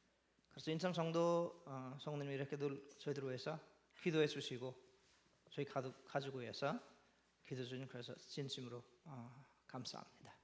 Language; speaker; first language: Korean; non-native, learner; Nepali